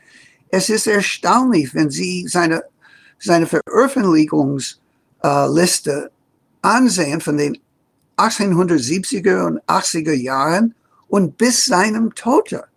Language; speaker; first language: German; non-native, fluent; English